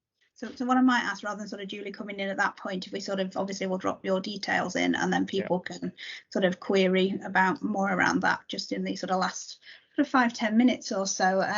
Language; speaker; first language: English; native; English